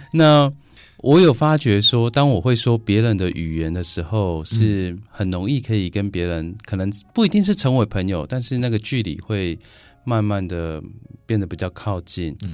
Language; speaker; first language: Chinese; native; Chinese